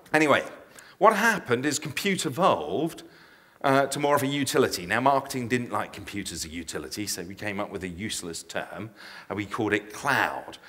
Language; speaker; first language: English; native; English